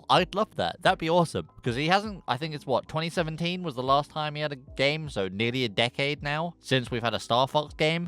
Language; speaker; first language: English; native; English